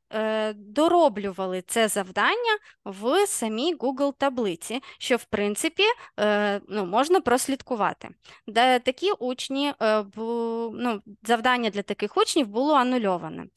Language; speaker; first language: Ukrainian; native; Ukrainian